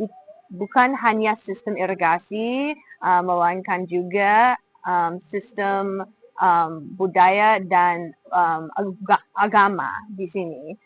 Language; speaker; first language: Indonesian; non-native, fluent; English